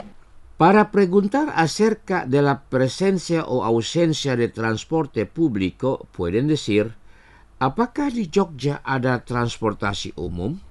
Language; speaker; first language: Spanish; non-native, fluent; Indonesian